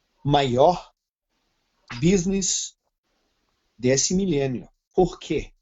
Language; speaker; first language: Portuguese; non-native, fluent; Serbian